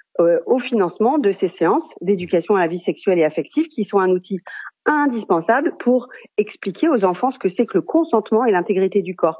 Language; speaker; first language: French; native; French